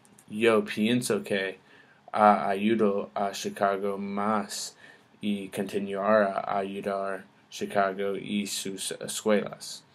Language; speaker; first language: Spanish; non-native, learner; English